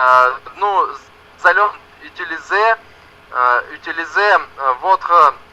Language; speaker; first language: French; non-native, learner; Russian